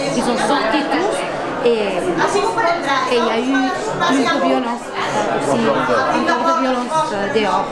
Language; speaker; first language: French; non-native, learner; Catalan